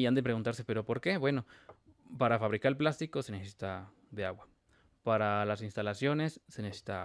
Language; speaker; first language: Spanish; native; Spanish